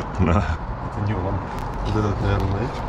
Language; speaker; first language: Russian; native; Russian